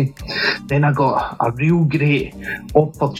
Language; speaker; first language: English; native; English